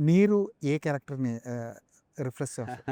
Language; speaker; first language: Telugu; native; Telugu